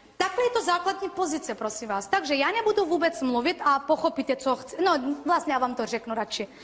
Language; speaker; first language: Czech; non-native, fluent; Bulgarian